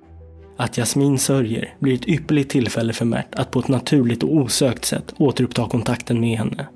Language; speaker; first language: Swedish; native; Swedish